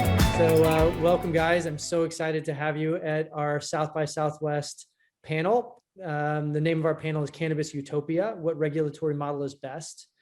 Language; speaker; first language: English; native; English